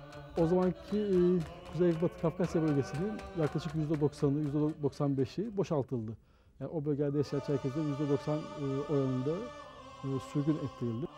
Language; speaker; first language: Turkish; native; Turkish